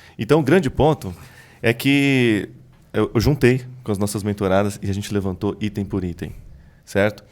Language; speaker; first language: Portuguese; native; Portuguese